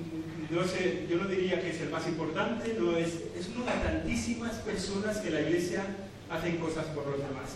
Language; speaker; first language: Spanish; native; Spanish